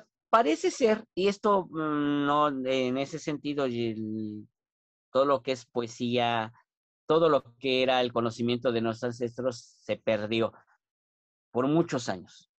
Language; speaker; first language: Spanish; non-native, local second language; Nahuatl languages